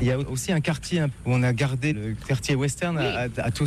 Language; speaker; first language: French; native; French